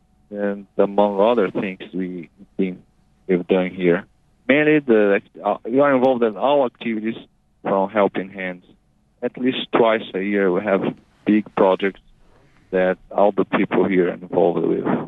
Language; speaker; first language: English; non-native, fluent; Portuguese